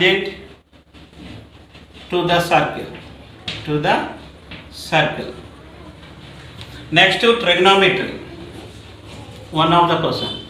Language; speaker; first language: English; non-native, local second language; Telugu